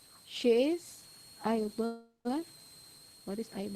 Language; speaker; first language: English; non-native, learner; Urdu